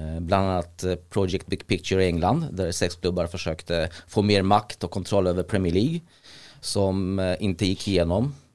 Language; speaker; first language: Swedish; early bilingual, other home language; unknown